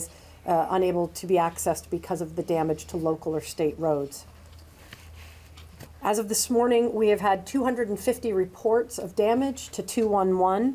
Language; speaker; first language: English; native; English